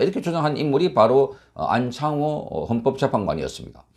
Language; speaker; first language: Korean; native; Korean